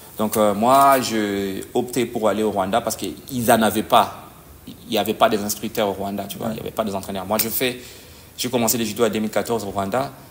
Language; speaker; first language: French; non-native, local second language; Lingala